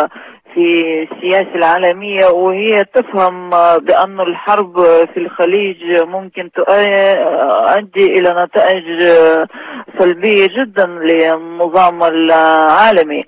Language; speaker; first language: Arabic; non-native, fluent; Russian